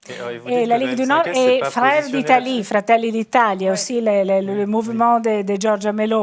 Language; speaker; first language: French; non-native, fluent; Italian